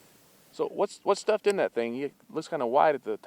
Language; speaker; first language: English; native; English